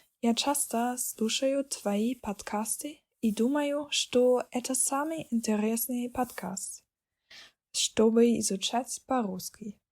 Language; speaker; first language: Russian; non-native, learner; German